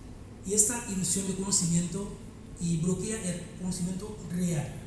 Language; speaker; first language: Spanish; non-native, fluent; Haitian Creole